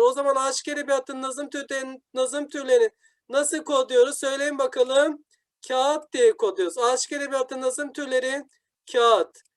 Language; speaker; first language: Turkish; native; Turkish